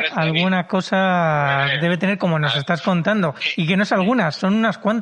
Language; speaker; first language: Spanish; native; Spanish